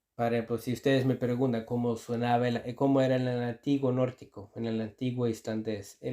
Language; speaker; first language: Spanish; non-native, fluent; Icelandic